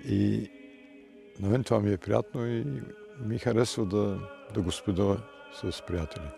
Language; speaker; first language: Bulgarian; early bilingual, heritage; Bulgarian